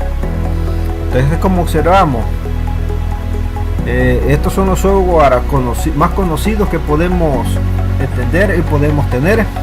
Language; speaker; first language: Spanish; native; Spanish